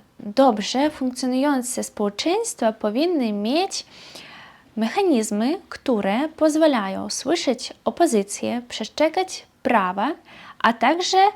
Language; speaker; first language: Polish; non-native, fluent; Belarusian